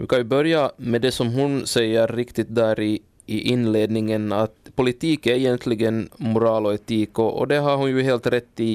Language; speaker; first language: Swedish; native; Swedish